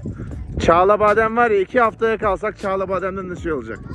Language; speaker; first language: Turkish; native; Turkish